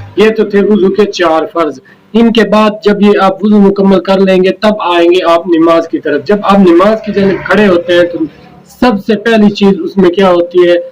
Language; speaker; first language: Urdu; native; Urdu